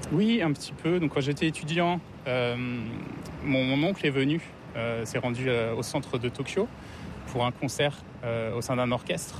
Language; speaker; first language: French; native; French